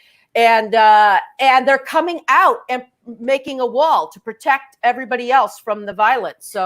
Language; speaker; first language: English; native; English